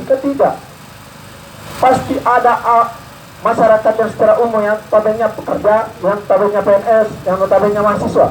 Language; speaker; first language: Indonesian; native; Indonesian